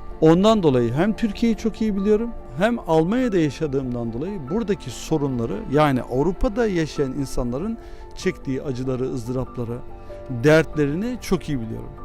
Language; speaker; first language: Turkish; early bilingual, heritage; Turkish